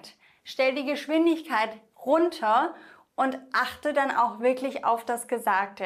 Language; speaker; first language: German; native; German